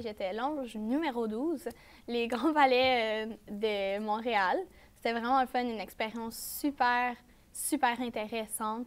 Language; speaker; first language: French; native; French